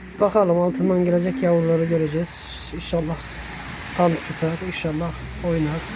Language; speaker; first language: Turkish; native; Turkish